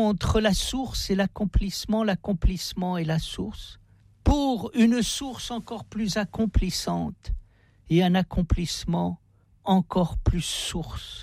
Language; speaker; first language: French; native; French